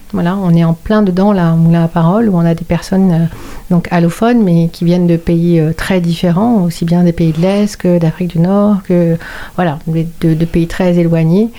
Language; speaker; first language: French; native; French